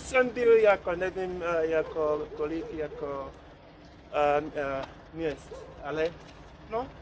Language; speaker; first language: Czech; non-native, learner; English